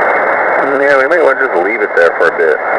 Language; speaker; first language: English; native; English